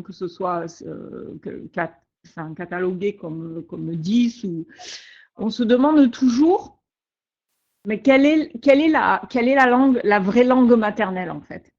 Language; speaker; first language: French; native; French